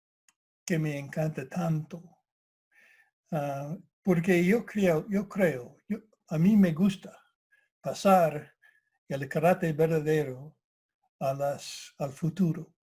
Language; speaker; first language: Spanish; non-native, fluent; English